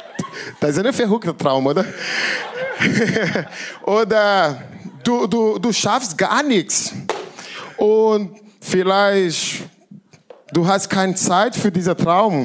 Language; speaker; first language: German; non-native, learner; Portuguese